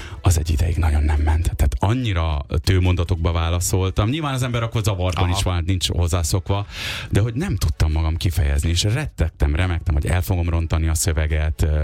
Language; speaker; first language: Hungarian; early bilingual, other home language; Urdu